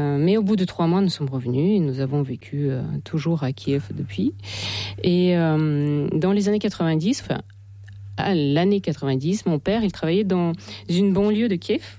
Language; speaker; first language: French; non-native, fluent; Russian